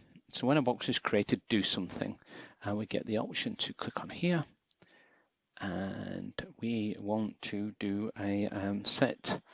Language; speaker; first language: English; native; English